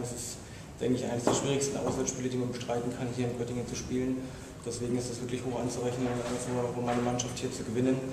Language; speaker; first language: German; native; German